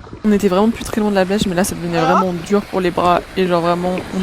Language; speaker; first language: French; native; French